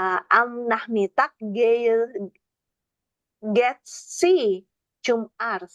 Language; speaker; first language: German; non-native, learner; Indonesian